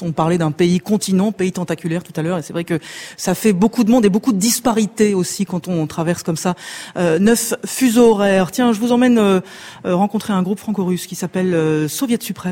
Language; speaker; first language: French; native; French